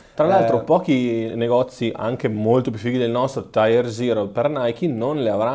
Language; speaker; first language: Italian; native; Italian